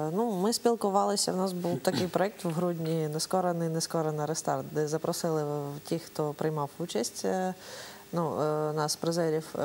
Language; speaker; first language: Ukrainian; native; Ukrainian